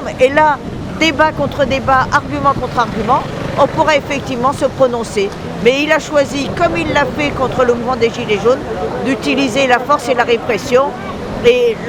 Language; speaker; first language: French; native; French